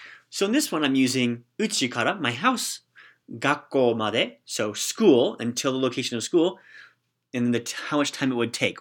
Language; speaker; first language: English; native; English